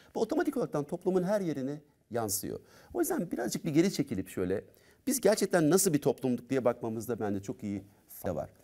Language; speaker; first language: Turkish; native; Turkish